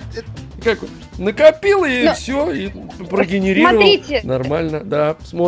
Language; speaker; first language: Russian; native; Russian